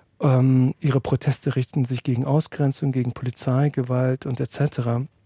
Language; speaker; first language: German; early bilingual, other home language; Turkish